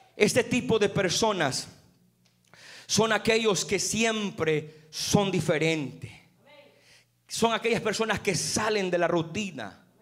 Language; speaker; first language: Spanish; native; Spanish